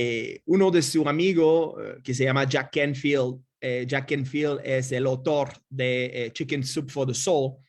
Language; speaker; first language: Spanish; non-native, fluent; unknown